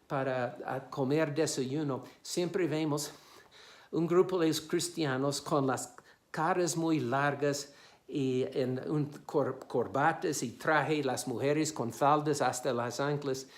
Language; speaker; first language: Spanish; non-native, fluent; English